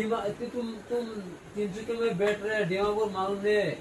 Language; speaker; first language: Hindi; non-native, local second language; Bangla